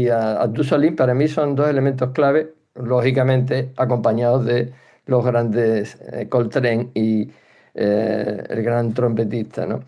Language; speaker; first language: Spanish; native; Spanish